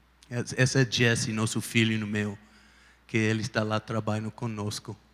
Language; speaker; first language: Portuguese; non-native, fluent; English